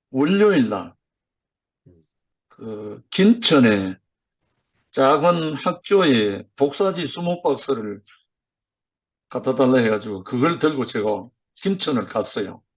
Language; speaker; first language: Korean; native; Korean